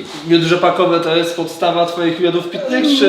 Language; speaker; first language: Polish; native; Polish